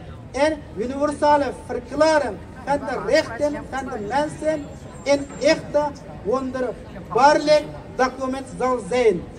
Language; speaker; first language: Dutch; non-native, fluent; Uyghur